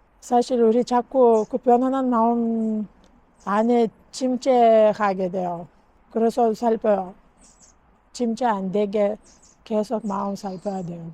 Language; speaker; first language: Korean; non-native, learner; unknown